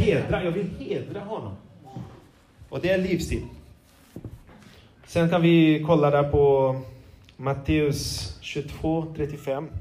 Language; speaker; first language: Swedish; non-native, fluent; Portuguese